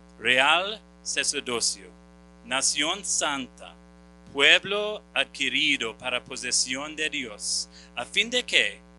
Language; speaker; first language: Spanish; non-native, fluent; English